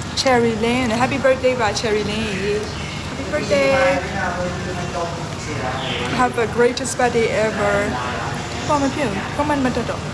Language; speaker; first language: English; non-native, learner; Burmese